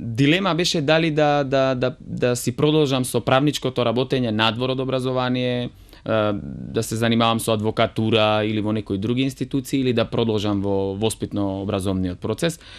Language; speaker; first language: Macedonian; non-native, local second language; Romany